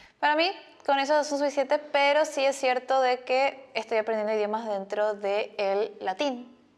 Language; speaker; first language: Spanish; native; Spanish